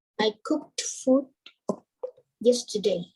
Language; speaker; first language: English; non-native, learner; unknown